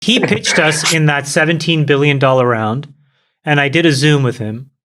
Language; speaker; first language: English; native; English